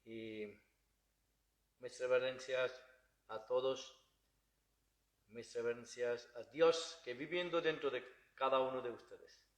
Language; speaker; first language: Spanish; non-native, learner; Bangla